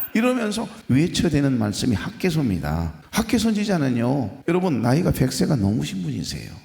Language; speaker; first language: Korean; native; Korean